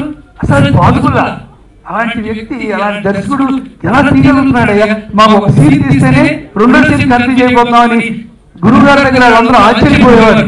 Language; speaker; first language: Telugu; native; Telugu